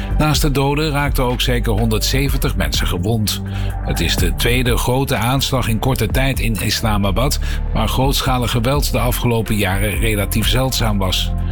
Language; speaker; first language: Dutch; native; Dutch